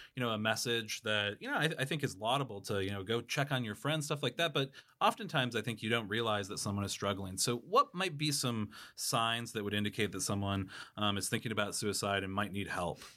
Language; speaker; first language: English; native; English